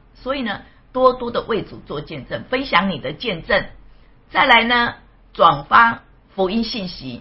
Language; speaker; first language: Chinese; native; Chinese